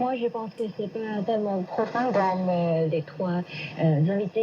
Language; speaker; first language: French; non-native, fluent; Chinese